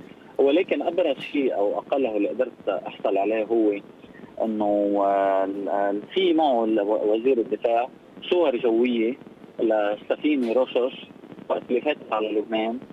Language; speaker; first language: Arabic; native; Arabic